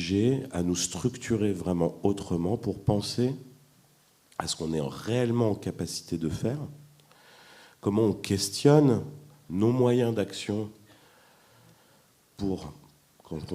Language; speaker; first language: French; native; French